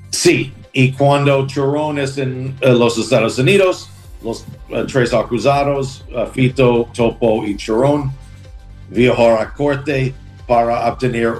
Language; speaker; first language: Spanish; non-native, learner; English